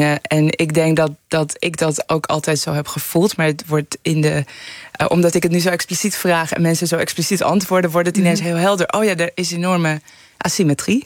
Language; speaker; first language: Dutch; early bilingual, other home language; Persian